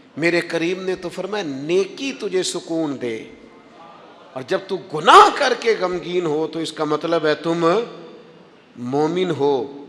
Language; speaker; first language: Urdu; non-native, local second language; Punjabi